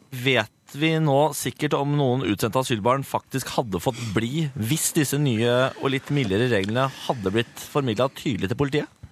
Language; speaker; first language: Norwegian; native; Norwegian